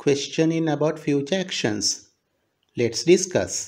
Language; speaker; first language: English; non-native, local second language; Sinhala